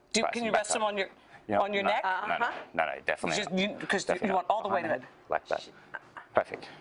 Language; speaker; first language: English; native; English